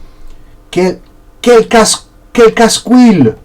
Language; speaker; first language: French; non-native, learner; Portuguese